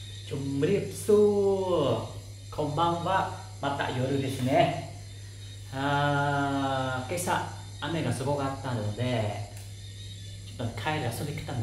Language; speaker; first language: Japanese; non-native, fluent; Khmer